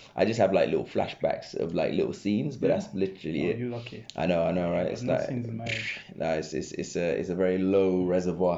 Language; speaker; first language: English; native; English